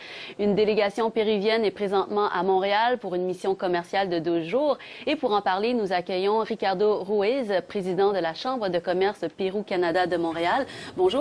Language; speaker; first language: French; native; French